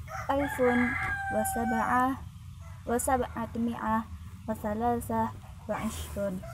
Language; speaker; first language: Arabic; non-native, learner; Indonesian